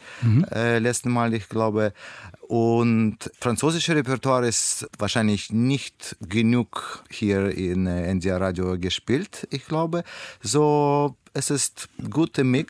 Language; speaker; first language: German; non-native, learner; Russian